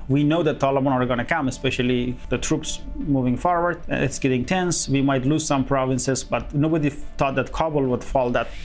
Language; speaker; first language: English; non-native, fluent; Persian